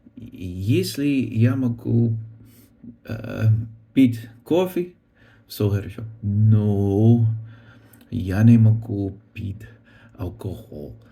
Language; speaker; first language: Russian; non-native, learner; English